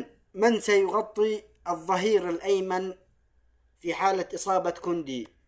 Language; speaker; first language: Arabic; native; Arabic